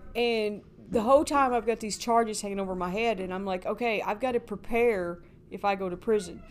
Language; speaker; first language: English; native; English